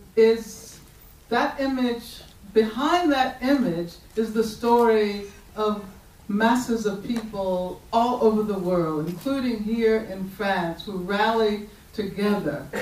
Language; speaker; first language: English; native; English